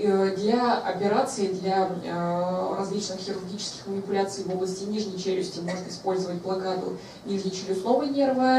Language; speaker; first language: Russian; native; Russian